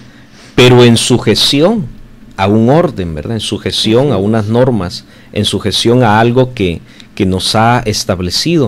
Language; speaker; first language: Spanish; native; Spanish